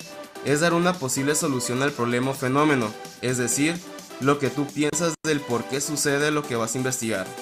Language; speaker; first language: Spanish; native; Spanish